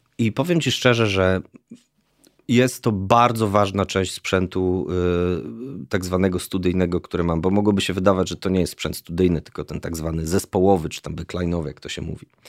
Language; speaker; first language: Polish; native; Polish